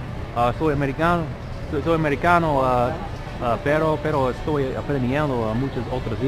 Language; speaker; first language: Spanish; non-native, learner; English